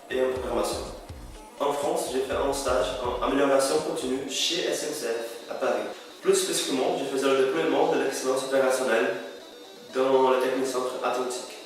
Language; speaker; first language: French; non-native, fluent; Portuguese